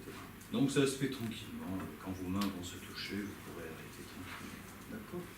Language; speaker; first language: French; native; French